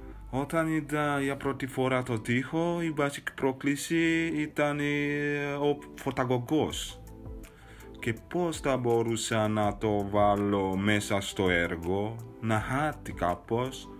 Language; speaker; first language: Greek; non-native, fluent; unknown